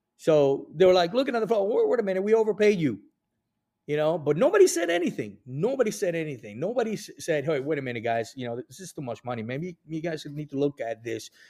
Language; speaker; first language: English; early bilingual, other home language; Spanish